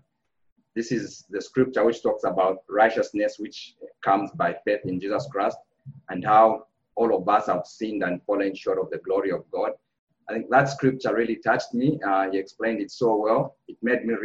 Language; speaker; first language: English; non-native, local second language; Bemba